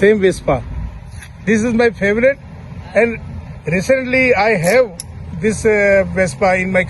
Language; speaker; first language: English; non-native, learner; Urdu